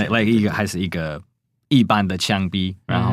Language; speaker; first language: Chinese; non-native, fluent; English